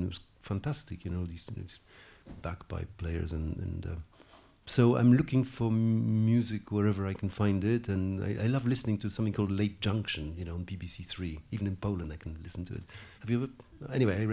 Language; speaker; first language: English; non-native, fluent; Polish